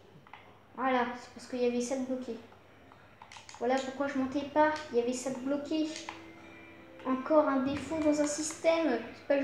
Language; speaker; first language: French; native; French